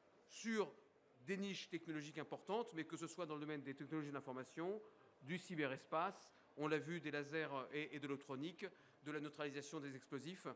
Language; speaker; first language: French; native; French